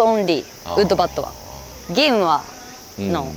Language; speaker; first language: Japanese; non-native, fluent; Korean